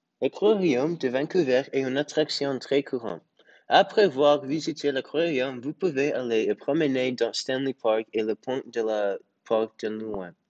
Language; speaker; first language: French; non-native, learner; English